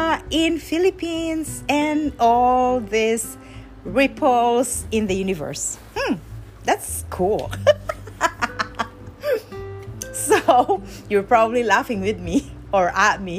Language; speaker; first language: English; non-native, local second language; Filipino